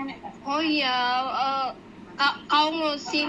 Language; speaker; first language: Chinese; non-native, learner; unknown